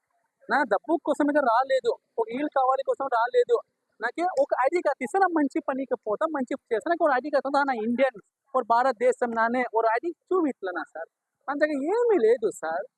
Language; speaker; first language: Telugu; non-native, learner; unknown